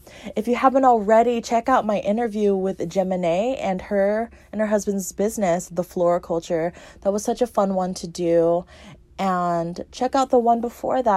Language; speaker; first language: English; native; English